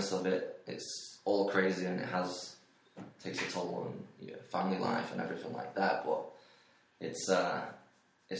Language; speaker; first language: English; native; English